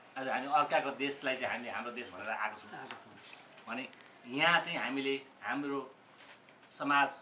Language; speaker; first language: Nepali; native; Nepali